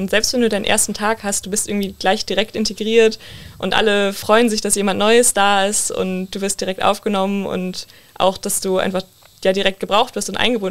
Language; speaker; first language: German; native; German